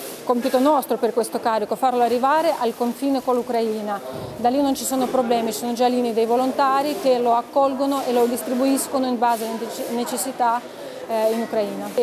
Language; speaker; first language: Italian; non-native, fluent; Ukrainian